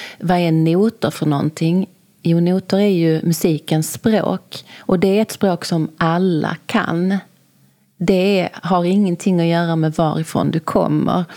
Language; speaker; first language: Swedish; native; Swedish